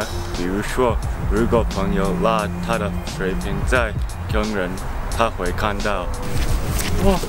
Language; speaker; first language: Chinese; non-native, learner; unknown